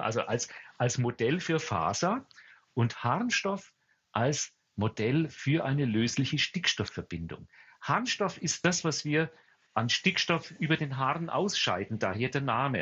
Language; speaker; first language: German; native; German